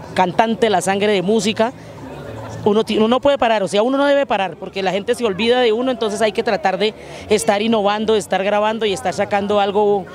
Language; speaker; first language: Spanish; native; Spanish